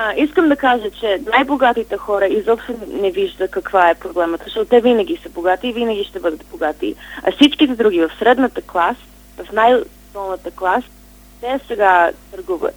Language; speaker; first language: Bulgarian; early bilingual, heritage; Bulgarian